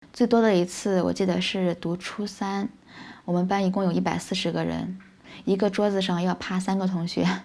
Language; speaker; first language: Chinese; native; Chinese